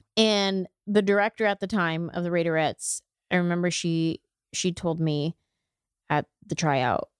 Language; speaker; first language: English; native; English